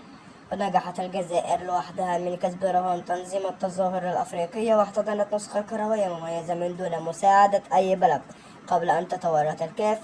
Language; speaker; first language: Arabic; native; Arabic